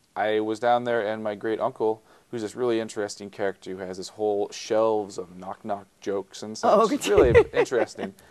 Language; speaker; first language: English; native; English